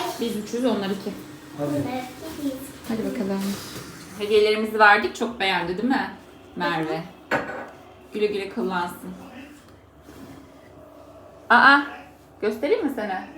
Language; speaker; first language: Turkish; native; Turkish